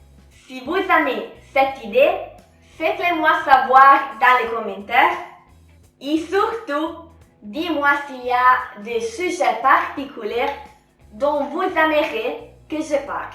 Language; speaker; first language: French; non-native, fluent; Italian